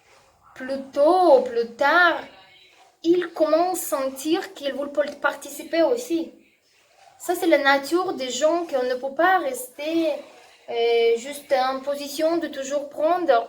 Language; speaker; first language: French; non-native, learner; Russian